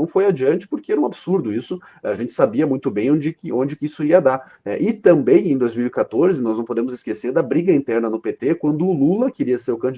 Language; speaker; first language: Portuguese; native; Portuguese